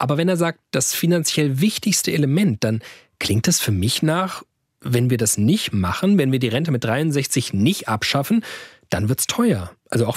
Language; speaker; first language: German; native; German